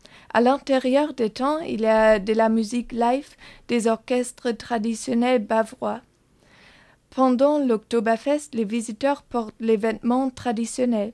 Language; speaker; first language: French; non-native, fluent; German